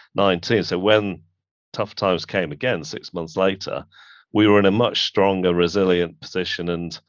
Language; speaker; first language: English; native; English